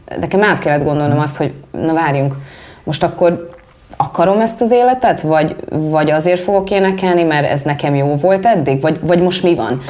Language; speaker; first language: Hungarian; early bilingual, heritage; Hungarian